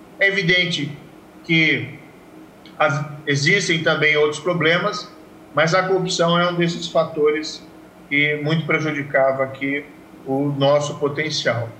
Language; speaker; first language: Portuguese; native; Portuguese